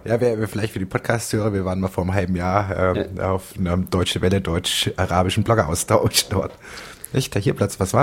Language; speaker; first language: German; native; German